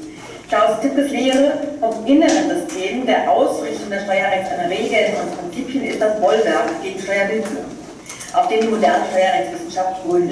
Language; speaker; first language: German; native; German